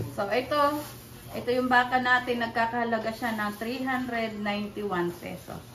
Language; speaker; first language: Filipino; non-native, local second language; Cebuano